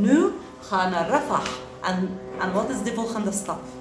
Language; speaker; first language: Dutch; non-native, learner; Arabic